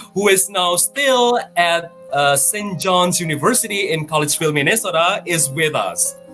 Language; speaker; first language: English; non-native, fluent; Indonesian